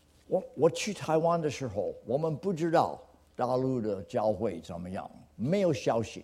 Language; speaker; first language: Chinese; non-native, fluent; English